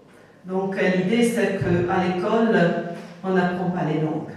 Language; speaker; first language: French; non-native, fluent; Italian